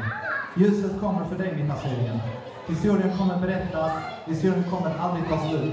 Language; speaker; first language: Swedish; early bilingual, other home language; Assyrian Neo-Aramaic